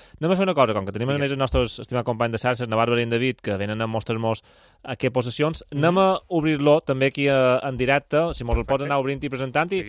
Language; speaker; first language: Catalan; native; Catalan